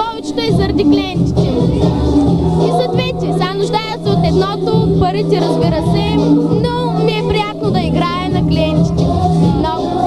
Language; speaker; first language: Bulgarian; non-native, learner; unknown